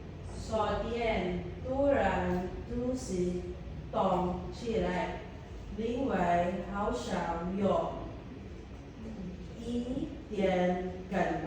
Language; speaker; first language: Chinese; non-native, learner; Filipino